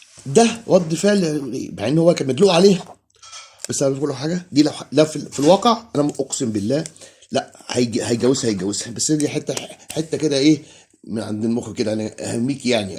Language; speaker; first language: Arabic; native; Arabic